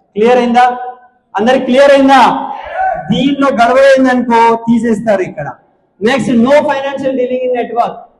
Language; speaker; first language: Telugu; non-native, local second language; Hindi